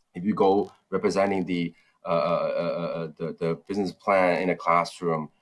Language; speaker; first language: English; non-native, fluent; Chinese